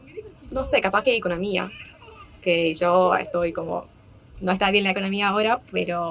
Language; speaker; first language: Spanish; non-native, fluent; Russian